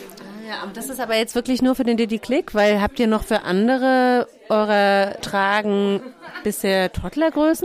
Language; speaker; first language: German; native; German